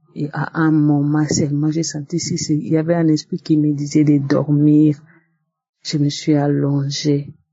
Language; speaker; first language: French; non-native, local second language; Lingala